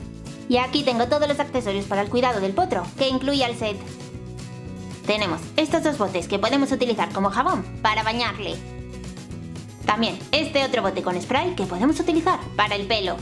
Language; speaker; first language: Spanish; native; Spanish